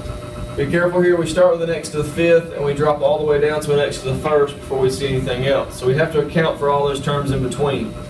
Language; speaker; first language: English; native; English